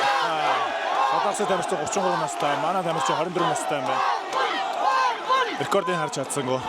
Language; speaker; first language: Mongolian; native; Mongolian